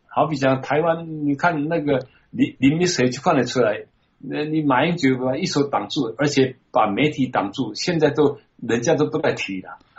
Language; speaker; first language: Chinese; non-native, local second language; Min Nan Chinese